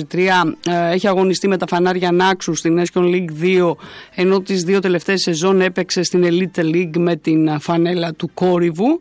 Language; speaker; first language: Greek; native; Greek